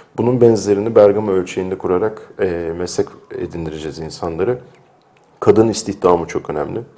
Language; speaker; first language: Turkish; native; Turkish